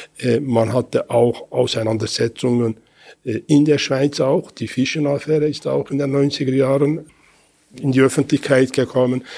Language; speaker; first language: German; non-native, fluent; Kurdish